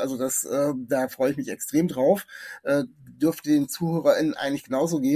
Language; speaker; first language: German; native; German